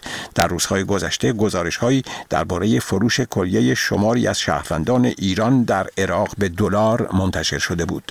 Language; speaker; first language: Persian; native; Persian